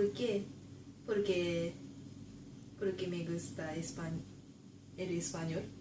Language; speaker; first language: Spanish; non-native, learner; Japanese